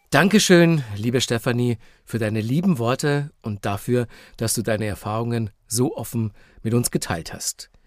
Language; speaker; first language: German; native; German